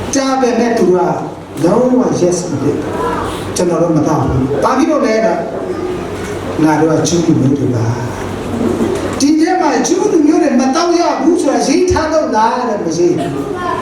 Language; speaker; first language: Burmese; non-native, local second language; Hakha Chin